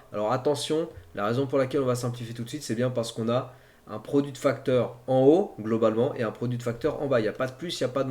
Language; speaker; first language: French; native; French